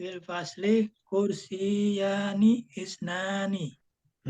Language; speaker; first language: Arabic; non-native, learner; Indonesian